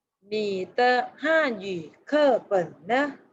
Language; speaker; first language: Chinese; non-native, fluent; Thai